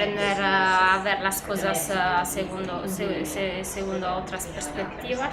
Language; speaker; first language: Spanish; non-native, fluent; Italian